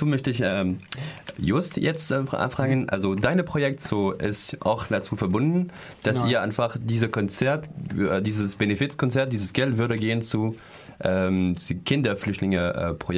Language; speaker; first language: German; non-native, learner; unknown